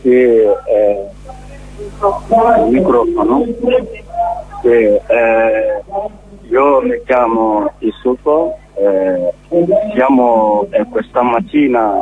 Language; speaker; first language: Italian; non-native, learner; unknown